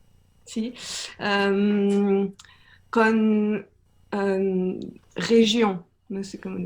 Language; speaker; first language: Spanish; non-native, learner; French